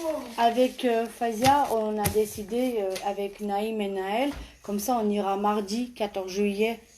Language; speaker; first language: French; non-native, fluent; Armenian